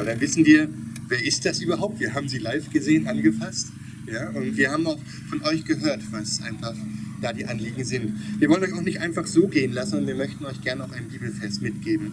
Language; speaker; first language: German; native; German